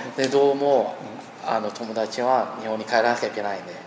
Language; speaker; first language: Japanese; non-native, fluent; Chinese